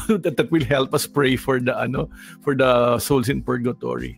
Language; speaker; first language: English; non-native, local second language; Filipino